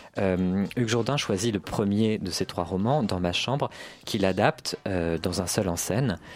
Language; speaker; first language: French; native; French